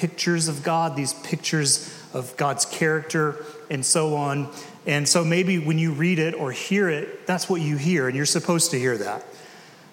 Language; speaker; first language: English; native; English